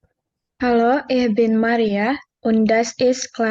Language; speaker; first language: German; non-native, learner; Indonesian